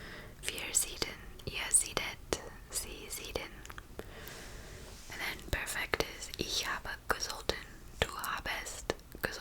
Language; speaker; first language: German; non-native, learner; English